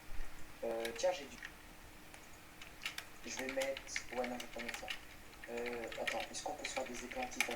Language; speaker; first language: French; native; French